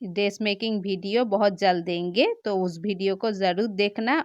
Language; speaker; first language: Hindi; non-native, local second language; Bangla